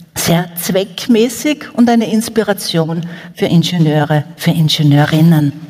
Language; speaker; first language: German; native; German